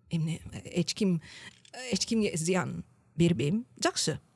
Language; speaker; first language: Kyrgyz; non-native, learner; Italian